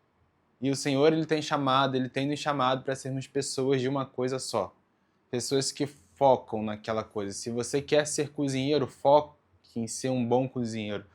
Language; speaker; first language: Portuguese; native; Portuguese